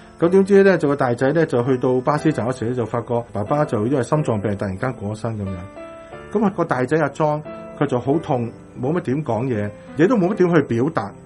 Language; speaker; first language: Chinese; non-native, local second language; Cantonese